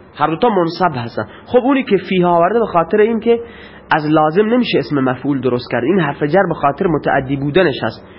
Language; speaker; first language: Persian; non-native, local second language; Baluchi